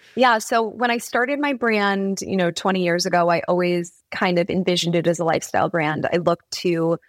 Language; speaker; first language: English; native; English